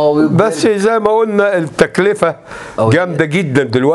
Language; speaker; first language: Arabic; native; Arabic